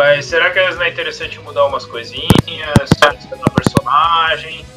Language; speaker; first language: Portuguese; native; Portuguese